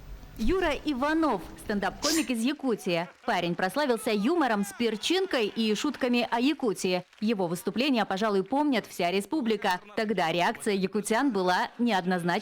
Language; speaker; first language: Russian; native; Russian